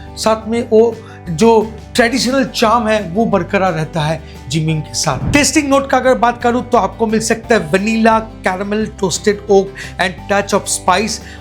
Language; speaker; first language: Hindi; non-native, local second language; Bangla